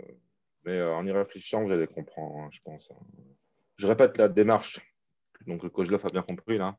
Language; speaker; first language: French; native; French